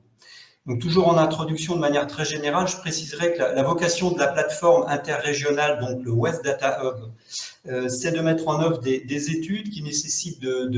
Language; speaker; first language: French; native; French